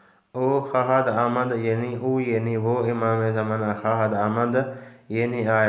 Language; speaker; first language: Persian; non-native, fluent; Urdu